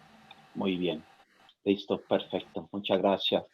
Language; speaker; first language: Spanish; non-native, fluent; Portuguese